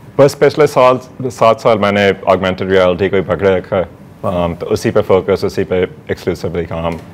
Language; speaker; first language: Urdu; non-native, local second language; Northern Hindko